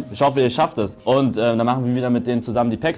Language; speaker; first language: German; native; German